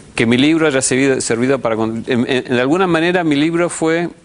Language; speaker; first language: Spanish; early bilingual, heritage; Spanish